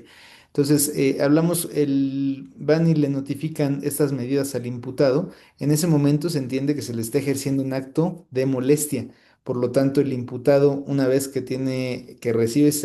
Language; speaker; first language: Spanish; native; Spanish